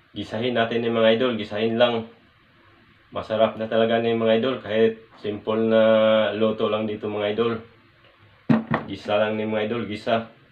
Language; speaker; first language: Filipino; non-native, local second language; Cebuano